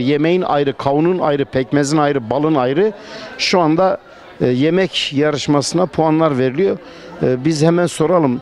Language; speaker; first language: Turkish; native; Turkish